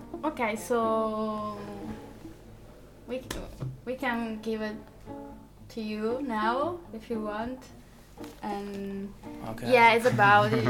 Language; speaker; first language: English; non-native, learner; Italian